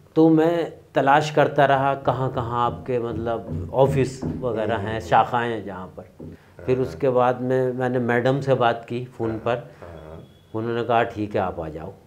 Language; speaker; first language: Hindi; native; Hindi